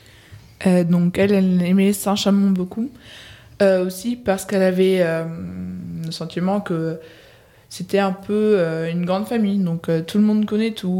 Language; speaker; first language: French; native; French